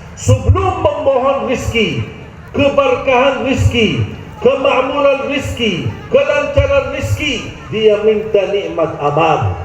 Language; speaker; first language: Malay; non-native, fluent; Arabic